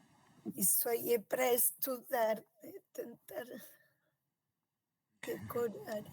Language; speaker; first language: Portuguese; non-native, fluent; Spanish